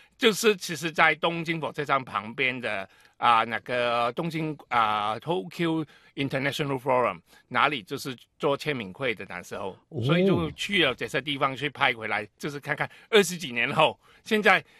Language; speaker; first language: Chinese; non-native, local second language; Cantonese